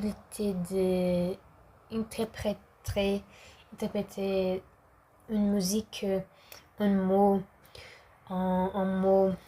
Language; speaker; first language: French; non-native, learner; Portuguese